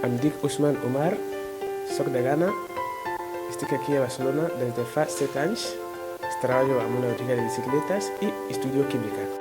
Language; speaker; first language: Catalan; non-native, fluent; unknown